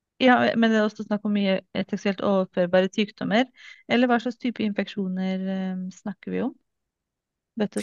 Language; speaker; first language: Norwegian; native; Norwegian